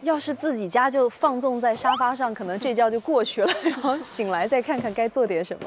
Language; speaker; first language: Chinese; native; Chinese